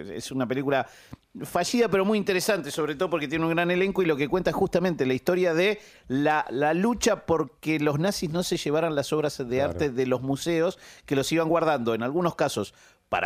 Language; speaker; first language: Spanish; native; Spanish